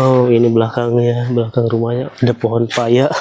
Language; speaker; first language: Indonesian; native; Indonesian